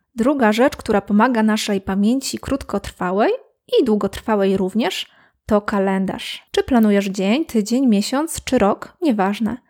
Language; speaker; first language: Polish; native; Polish